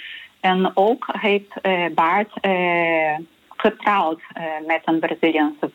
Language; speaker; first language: Dutch; non-native, fluent; Portuguese